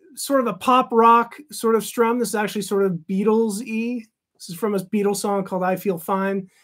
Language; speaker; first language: English; native; English